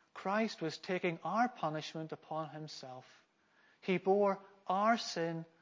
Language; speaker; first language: English; native; English